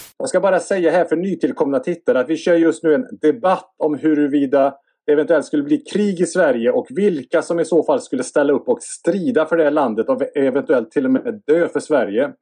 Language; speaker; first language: Swedish; native; Swedish